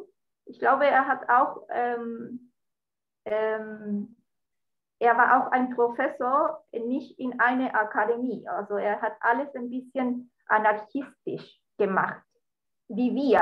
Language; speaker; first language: German; non-native, fluent; Spanish